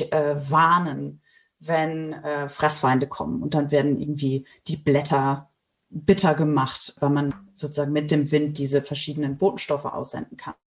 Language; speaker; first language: German; native; German